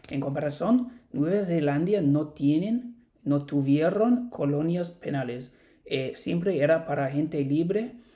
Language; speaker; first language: Spanish; non-native, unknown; English